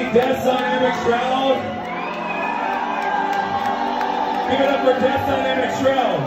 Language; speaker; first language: English; native; English